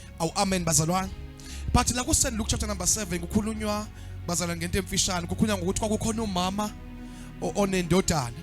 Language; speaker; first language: Zulu; native; Zulu